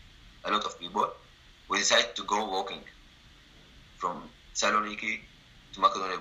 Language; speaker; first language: English; non-native, learner; Arabic